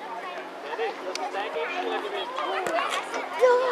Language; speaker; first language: German; native; German